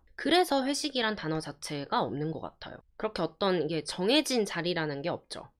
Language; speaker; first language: Korean; early bilingual, heritage; Korean